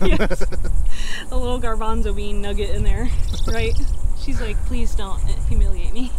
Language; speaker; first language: English; native; English